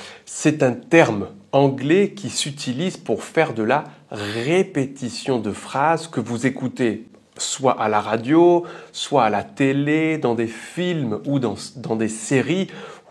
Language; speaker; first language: French; native; French